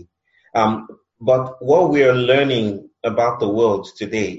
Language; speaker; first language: English; non-native, local second language; Yoruba